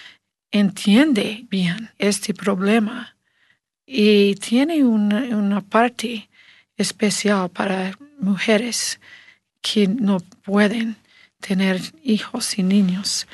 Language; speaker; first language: Spanish; non-native, learner; English